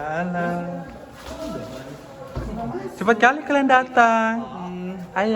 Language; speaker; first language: Indonesian; native; Indonesian